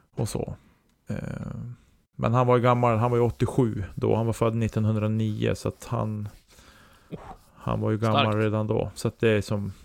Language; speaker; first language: Swedish; native; Swedish